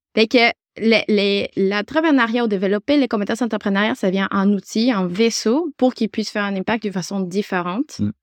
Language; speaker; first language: French; non-native, fluent; Spanish